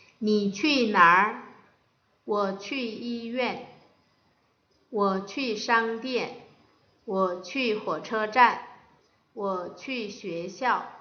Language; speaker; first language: Chinese; non-native, fluent; Korean